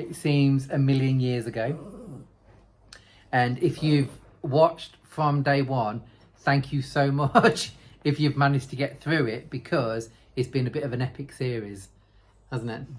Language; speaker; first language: English; native; English